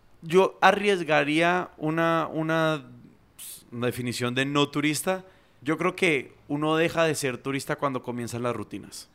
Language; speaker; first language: Spanish; native; Spanish